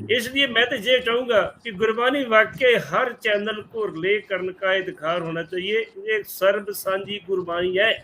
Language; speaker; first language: Hindi; non-native, local second language; Punjabi